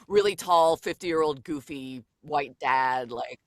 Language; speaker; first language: English; native; English